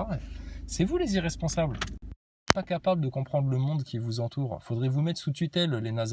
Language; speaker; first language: French; native; French